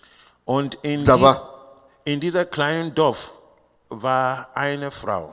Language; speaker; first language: German; non-native, learner; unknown